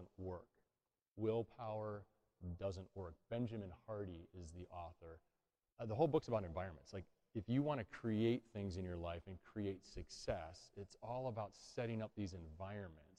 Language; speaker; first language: English; native; English